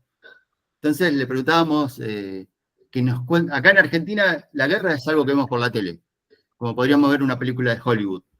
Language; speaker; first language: Spanish; native; Spanish